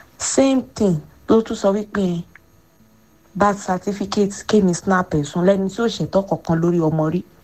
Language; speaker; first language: Yoruba; non-native, local second language; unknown